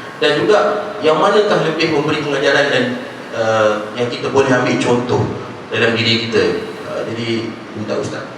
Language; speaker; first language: Malay; native; Malay